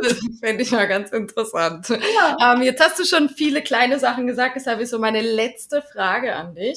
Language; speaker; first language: German; native; German